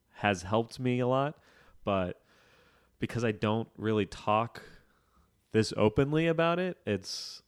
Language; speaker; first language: English; native; English